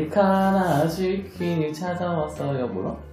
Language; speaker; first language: Korean; native; Korean